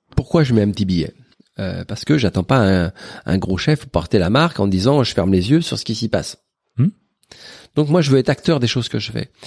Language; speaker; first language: French; native; French